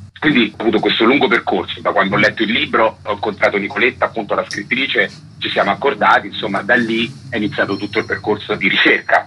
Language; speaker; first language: Italian; native; Italian